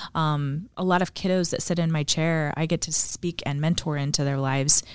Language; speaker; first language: English; native; English